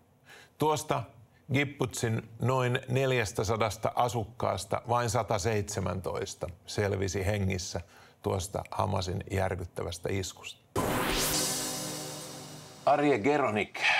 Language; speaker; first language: Finnish; native; Finnish